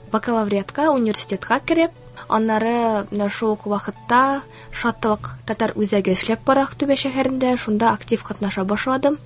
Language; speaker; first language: Tatar; early bilingual, heritage; Tatar